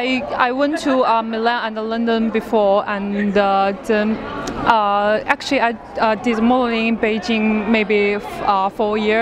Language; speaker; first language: English; non-native, learner; Chinese